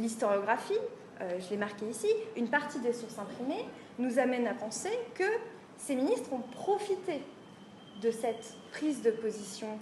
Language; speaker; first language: French; native; French